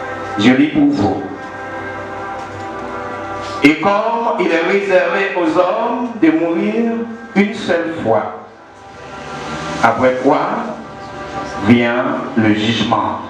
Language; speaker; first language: French; non-native, local second language; Haitian Creole